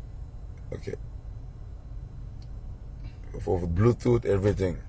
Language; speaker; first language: English; non-native, learner; Haitian Creole